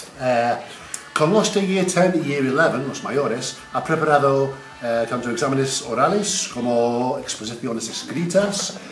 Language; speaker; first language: Spanish; non-native, fluent; English